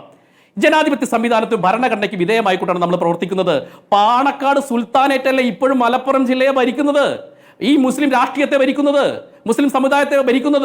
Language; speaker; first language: Malayalam; native; Malayalam